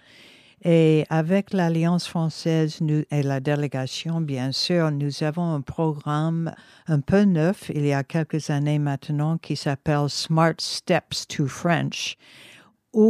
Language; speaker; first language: French; non-native, fluent; English